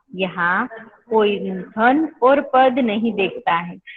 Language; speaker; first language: Hindi; non-native, local second language; Gujarati